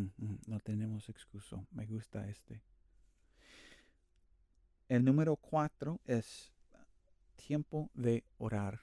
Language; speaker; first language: Spanish; non-native, learner; English